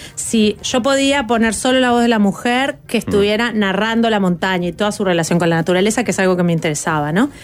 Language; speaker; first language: Spanish; native; Spanish